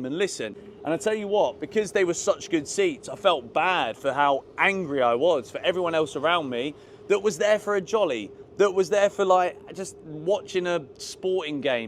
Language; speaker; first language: English; native; English